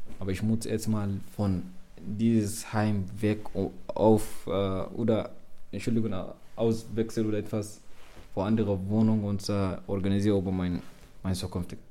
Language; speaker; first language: German; non-native, learner; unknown